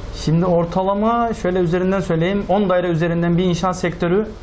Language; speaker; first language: Turkish; native; Turkish